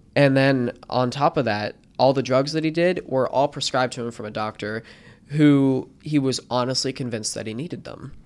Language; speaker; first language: English; native; English